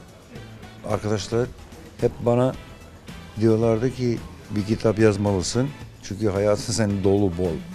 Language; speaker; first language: Turkish; non-native, fluent; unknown